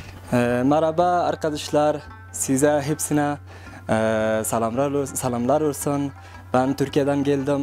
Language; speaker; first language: Turkish; non-native, learner; Persian